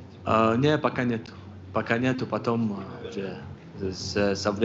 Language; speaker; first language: Russian; non-native, local second language; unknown